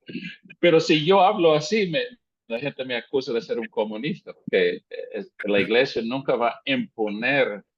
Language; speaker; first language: Spanish; non-native, fluent; English